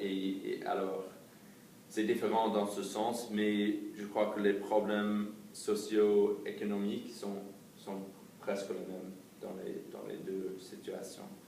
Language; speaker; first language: French; non-native, fluent; English